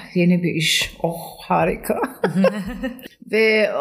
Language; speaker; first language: Turkish; non-native, fluent; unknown